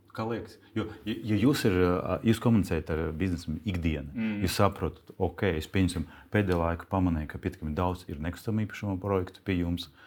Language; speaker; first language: Latvian; non-native, local second language; Russian